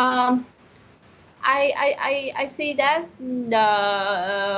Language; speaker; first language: English; non-native, learner; Vietnamese